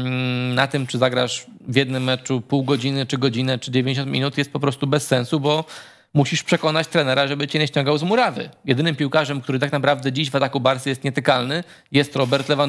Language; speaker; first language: Polish; native; Polish